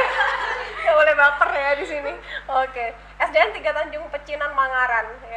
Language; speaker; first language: Indonesian; native; Indonesian